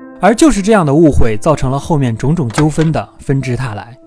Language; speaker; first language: Chinese; native; Chinese